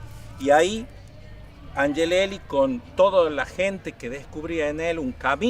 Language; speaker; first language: Spanish; native; Spanish